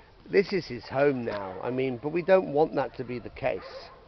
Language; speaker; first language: English; native; English